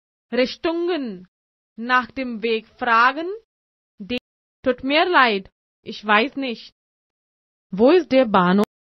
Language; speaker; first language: German; non-native, fluent; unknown